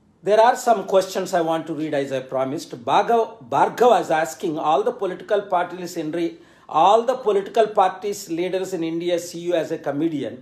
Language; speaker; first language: English; non-native, local second language; Telugu